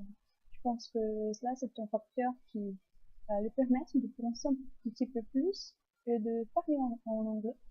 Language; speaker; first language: French; non-native, fluent; Portuguese